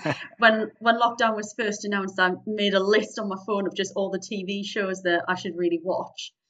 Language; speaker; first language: English; native; English